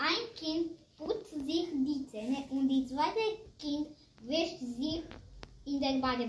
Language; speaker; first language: German; non-native, learner; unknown